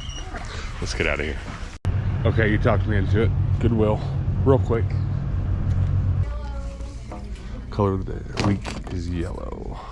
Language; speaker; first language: English; native; English